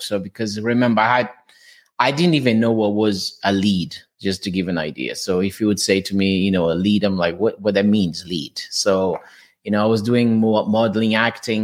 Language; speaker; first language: English; non-native, fluent; Portuguese